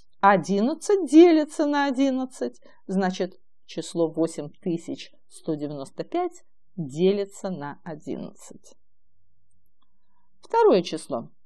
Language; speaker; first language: Russian; native; Russian